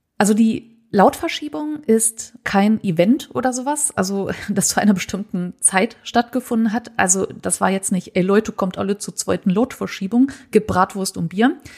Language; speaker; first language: German; native; German